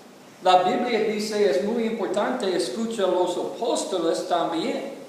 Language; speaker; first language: Spanish; non-native, learner; English